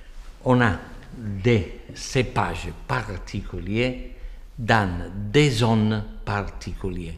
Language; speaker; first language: French; non-native, fluent; Italian